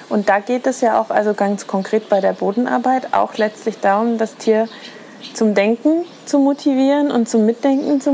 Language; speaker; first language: German; native; German